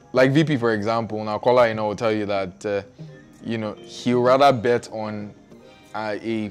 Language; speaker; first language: English; non-native, local second language; Yoruba